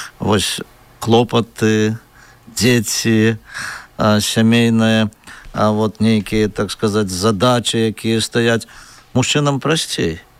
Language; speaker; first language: Belarusian; native; Belarusian